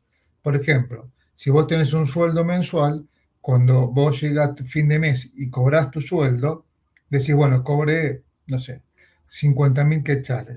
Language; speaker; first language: Spanish; native; Spanish